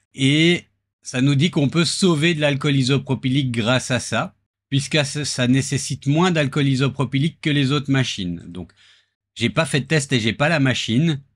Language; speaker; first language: French; native; French